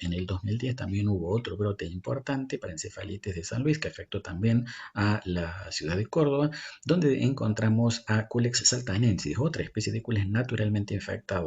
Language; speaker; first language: Spanish; native; Spanish